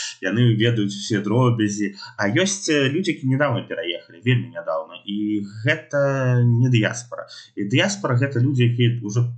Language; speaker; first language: Belarusian; non-native, local second language; Russian